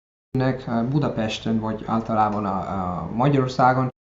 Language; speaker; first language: Hungarian; non-native, learner; Italian